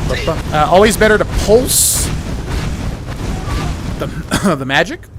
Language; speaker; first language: English; native; English